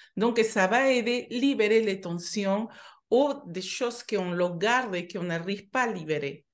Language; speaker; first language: French; non-native, fluent; Spanish